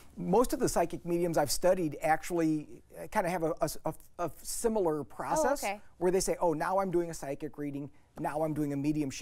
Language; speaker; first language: English; native; English